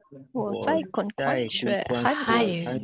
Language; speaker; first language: Chinese; non-native, learner; Malay